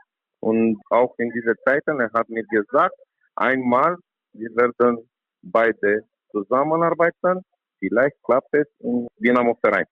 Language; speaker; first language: German; non-native, learner; Romanian